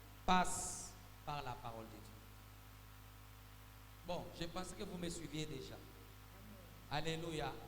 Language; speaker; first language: French; non-native, local second language; Swahili